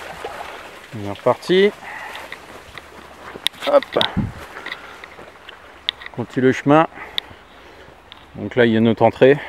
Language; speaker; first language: French; native; French